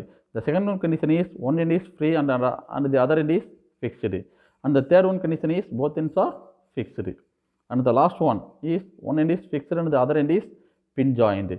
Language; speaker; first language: English; non-native, local second language; Tamil